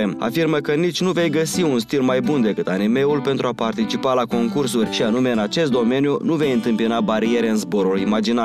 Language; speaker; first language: Romanian; native; Romanian